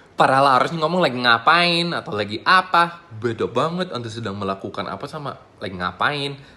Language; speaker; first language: Indonesian; non-native, fluent; English